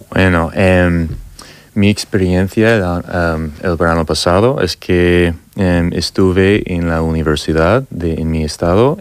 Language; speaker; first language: Spanish; non-native, learner; English